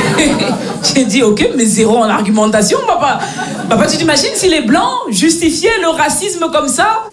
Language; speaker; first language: French; native; French